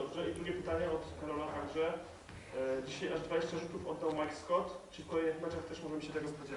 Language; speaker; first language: Polish; native; Polish